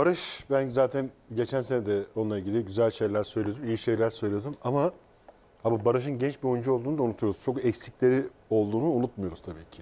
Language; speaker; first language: Turkish; native; Turkish